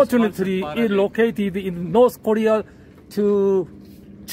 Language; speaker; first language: English; non-native, learner; Korean